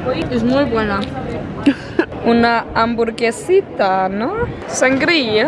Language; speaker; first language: Spanish; non-native, learner; Danish